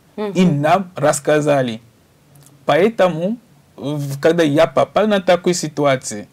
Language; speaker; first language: Russian; non-native, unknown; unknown